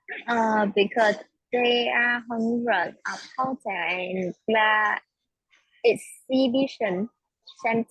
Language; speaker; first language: English; non-native, learner; Vietnamese